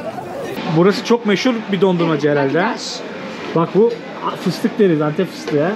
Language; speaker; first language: Turkish; native; Turkish